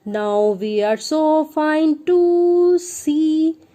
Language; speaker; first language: English; non-native, local second language; Punjabi